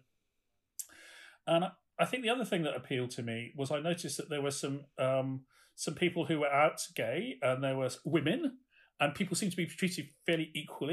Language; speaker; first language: English; native; English